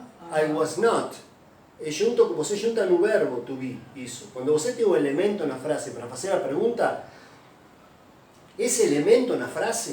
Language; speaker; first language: Portuguese; non-native, fluent; Spanish